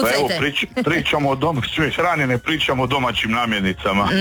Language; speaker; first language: Serbian; native; Serbian